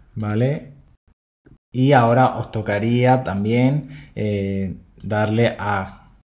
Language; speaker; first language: Spanish; native; Spanish